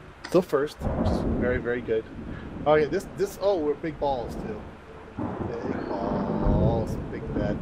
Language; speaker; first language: English; native; English